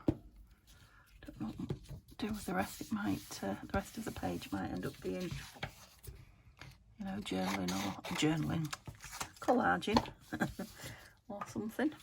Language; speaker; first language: English; native; English